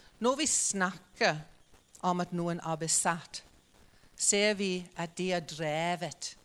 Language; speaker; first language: Norwegian; non-native, fluent; English